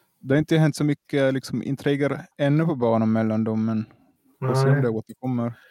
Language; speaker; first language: Swedish; native; Swedish